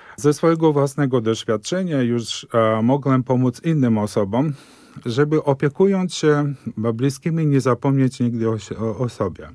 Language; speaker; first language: Polish; early bilingual, heritage; Polish